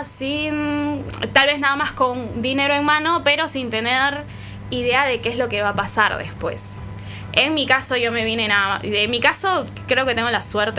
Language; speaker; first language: Spanish; native; Spanish